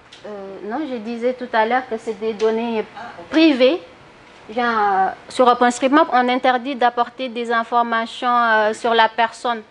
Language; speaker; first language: French; non-native, local second language; Wolof